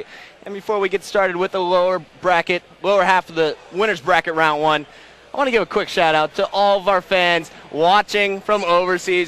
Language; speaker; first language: English; native; English